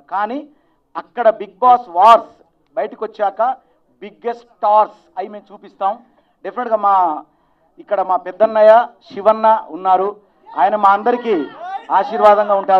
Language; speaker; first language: Telugu; native; Telugu